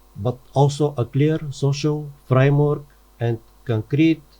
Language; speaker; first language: English; non-native, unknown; Bulgarian